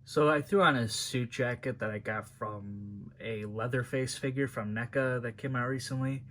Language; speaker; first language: English; native; English